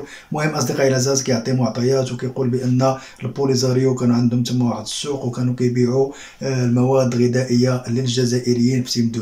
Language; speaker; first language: Arabic; native; Arabic